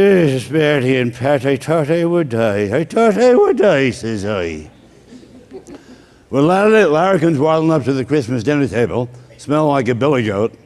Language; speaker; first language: English; native; English